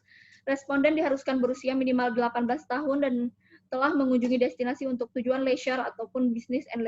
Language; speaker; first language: Indonesian; native; Indonesian